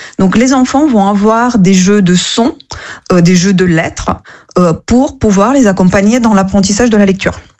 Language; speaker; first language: French; non-native, fluent; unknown